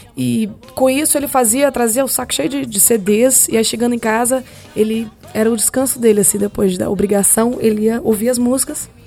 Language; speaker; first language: Portuguese; early bilingual, heritage; Portuguese